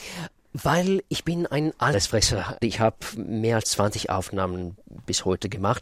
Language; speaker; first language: German; non-native, fluent; Russian